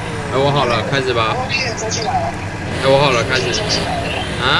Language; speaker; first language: Chinese; native; Chinese